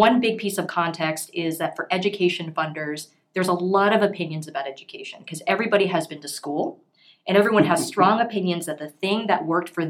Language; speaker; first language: English; native; English